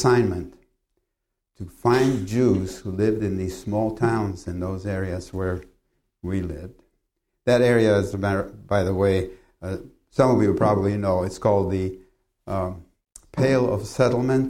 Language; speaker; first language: English; early bilingual, other home language; Polish